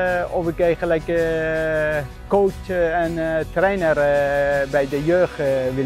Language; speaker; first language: Dutch; non-native, fluent; Persian